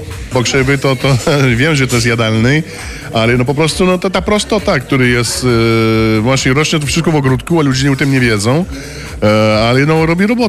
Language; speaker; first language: Polish; non-native, fluent; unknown